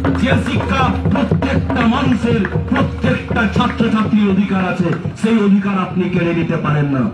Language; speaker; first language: Bangla; non-native, local second language; Santali